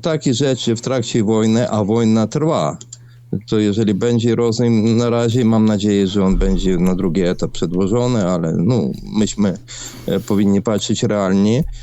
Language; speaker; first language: Polish; non-native, fluent; Ukrainian